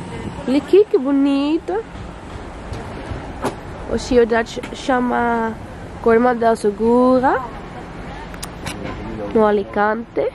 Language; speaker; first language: Portuguese; non-native, learner; Dutch